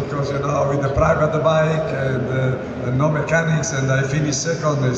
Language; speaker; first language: English; non-native, learner; Italian